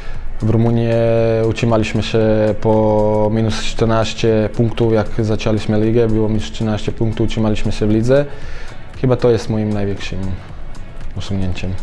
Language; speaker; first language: Polish; non-native, fluent; Croatian